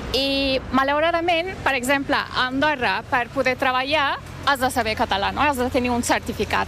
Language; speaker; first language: Catalan; non-native, fluent; Turkish